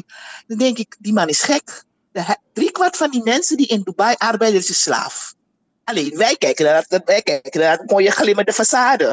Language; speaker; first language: Dutch; native; Dutch